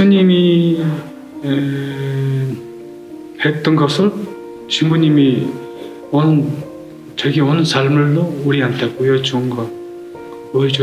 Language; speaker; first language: Korean; non-native, learner; Mongolian